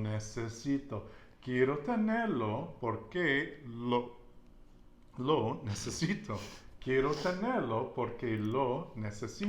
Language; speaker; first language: Spanish; non-native, learner; English